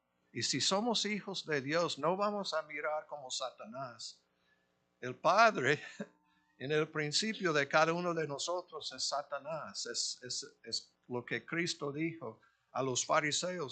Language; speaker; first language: Spanish; non-native, fluent; English